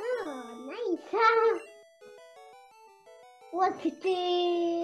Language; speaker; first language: French; native; French